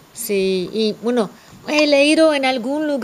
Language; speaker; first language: Spanish; non-native, fluent; English